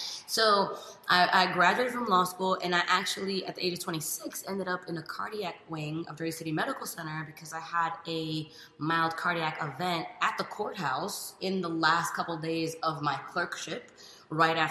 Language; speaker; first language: English; native; English